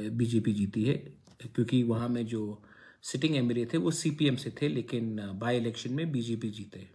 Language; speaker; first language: Hindi; non-native, local second language; Kok Borok